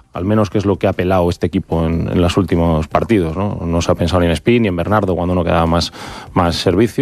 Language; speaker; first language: Spanish; native; Spanish